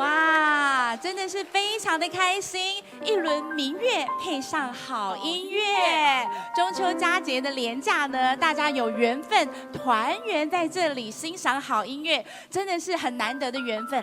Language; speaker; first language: Chinese; native; Chinese